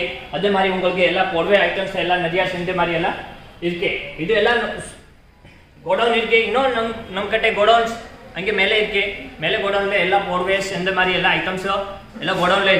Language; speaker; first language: Tamil; non-native, learner; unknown